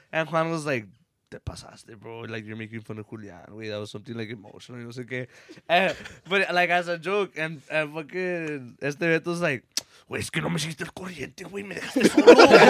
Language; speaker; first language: English; early bilingual, other home language; Spanish